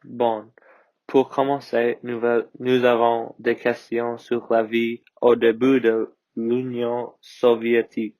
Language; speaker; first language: French; non-native, learner; English